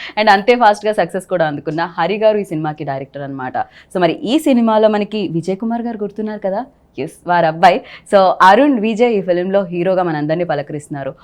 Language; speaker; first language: Telugu; native; Telugu